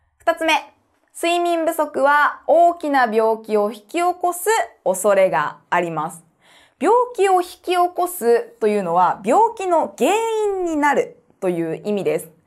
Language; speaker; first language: Japanese; native; Japanese